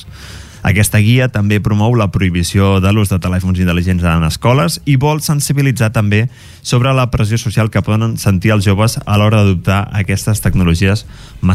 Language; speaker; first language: Catalan; native; Catalan